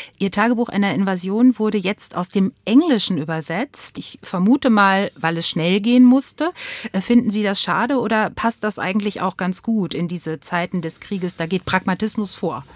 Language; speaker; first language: German; native; German